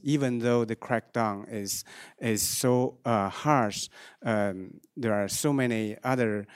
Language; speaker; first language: English; non-native, fluent; Chinese